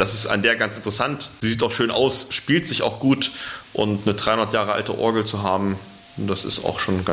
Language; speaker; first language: German; native; German